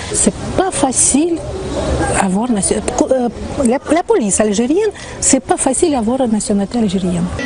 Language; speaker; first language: French; non-native, fluent; Ukrainian